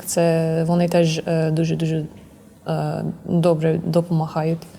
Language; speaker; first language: Ukrainian; non-native, learner; English